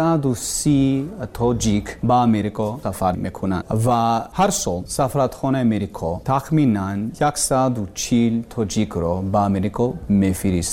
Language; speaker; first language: Persian; non-native, learner; English